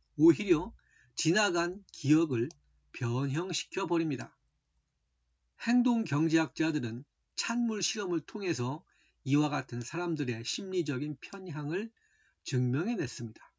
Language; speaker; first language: Korean; native; Korean